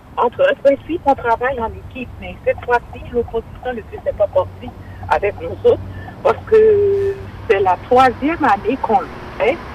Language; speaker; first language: French; non-native, local second language; Haitian Creole